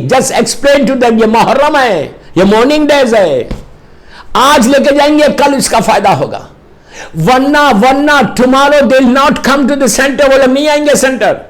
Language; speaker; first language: Urdu; native; Urdu